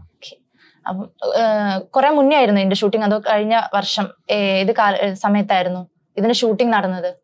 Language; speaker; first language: Tamil; non-native, learner; Malayalam